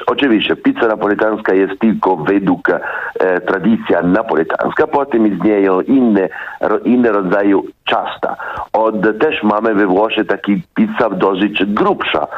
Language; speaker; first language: Polish; non-native, fluent; Italian